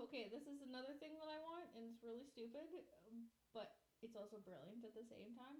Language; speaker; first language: English; native; English